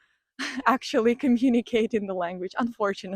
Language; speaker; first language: English; non-native, fluent; Ukrainian